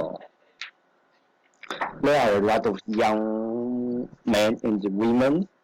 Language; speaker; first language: English; non-native, learner; Chinese